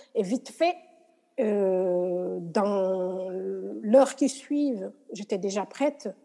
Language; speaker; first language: French; non-native, local second language; Wolof